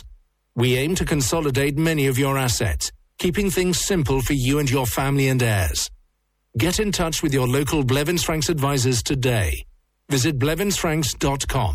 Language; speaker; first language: English; native; English